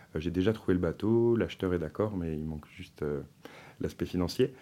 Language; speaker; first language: French; native; French